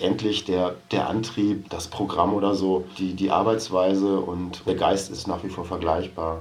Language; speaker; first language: German; native; German